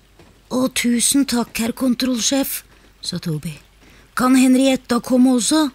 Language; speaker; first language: Norwegian; native; Norwegian